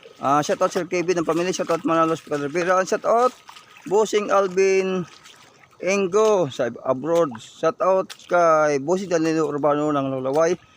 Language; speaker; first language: Filipino; non-native, local second language; Waray